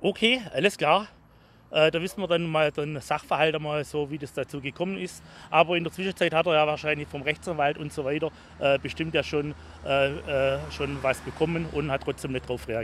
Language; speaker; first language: German; native; German